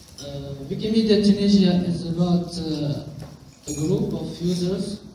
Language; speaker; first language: English; non-native, local second language; Arabic